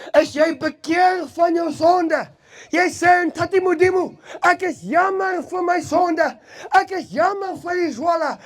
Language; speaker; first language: Afrikaans; non-native, local second language; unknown